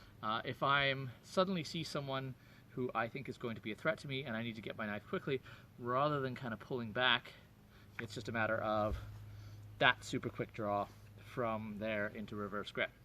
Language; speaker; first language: English; native; English